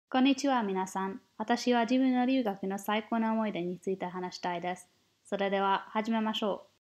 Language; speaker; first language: Japanese; non-native, learner; English